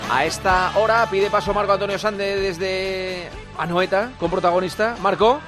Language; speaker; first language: Spanish; native; Spanish